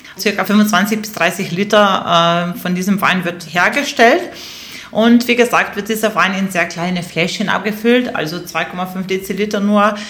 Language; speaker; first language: German; non-native, fluent; Slovenian